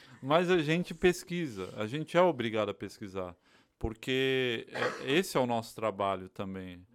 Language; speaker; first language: Portuguese; native; Portuguese